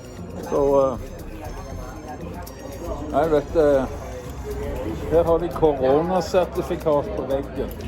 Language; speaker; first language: Norwegian; native; Norwegian